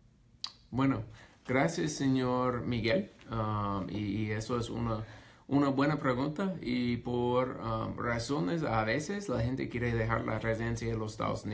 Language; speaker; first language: Spanish; non-native, fluent; English